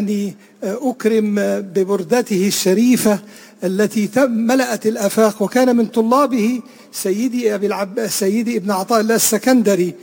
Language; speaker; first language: Arabic; native; Arabic